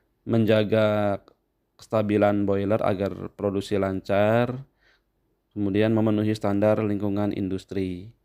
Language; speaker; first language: Indonesian; native; Indonesian